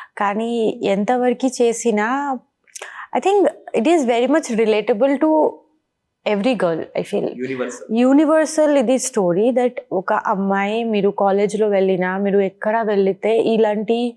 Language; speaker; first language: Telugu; non-native, learner; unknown